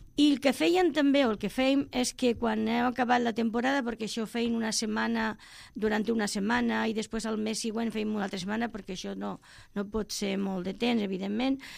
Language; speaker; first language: Catalan; non-native, local second language; Spanish